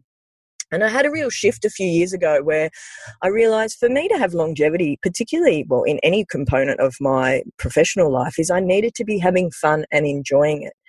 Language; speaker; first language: English; native; English